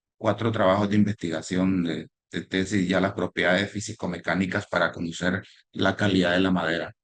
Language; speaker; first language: Spanish; native; Spanish